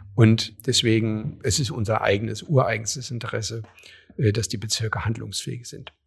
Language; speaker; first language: German; native; German